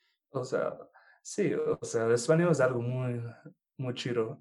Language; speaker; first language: Spanish; non-native, fluent; English